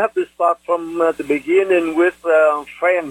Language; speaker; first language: English; non-native, fluent; Vietnamese